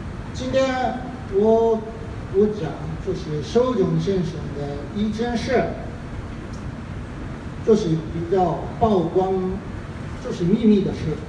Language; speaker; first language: Chinese; non-native, fluent; Japanese